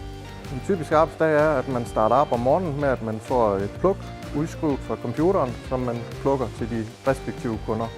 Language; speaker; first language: Danish; native; Danish